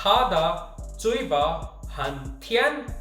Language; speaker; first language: Chinese; non-native, fluent; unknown